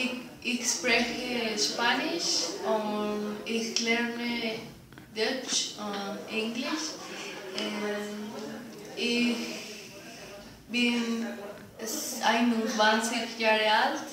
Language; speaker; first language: German; non-native, learner; Spanish